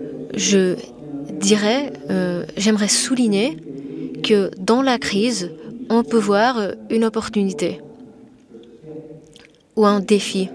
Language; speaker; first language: French; non-native, fluent; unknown